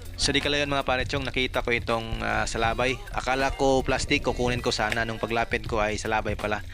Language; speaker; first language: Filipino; non-native, local second language; Cebuano